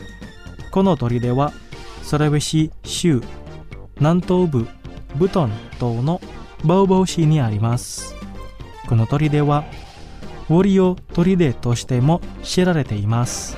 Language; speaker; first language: Japanese; non-native, fluent; Indonesian